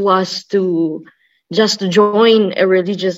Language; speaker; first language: English; non-native, local second language; Cebuano